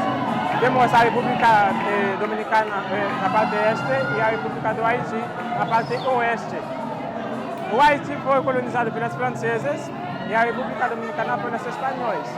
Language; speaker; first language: Portuguese; non-native, fluent; Haitian Creole